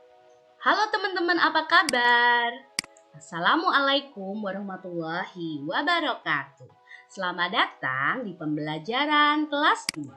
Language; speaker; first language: Indonesian; native; Indonesian